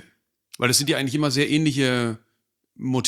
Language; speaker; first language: German; native; German